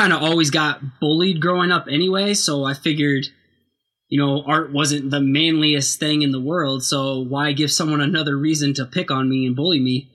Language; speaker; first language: English; native; English